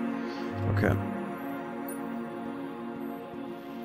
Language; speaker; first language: German; native; German